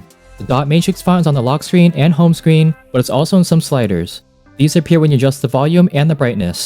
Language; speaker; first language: English; native; English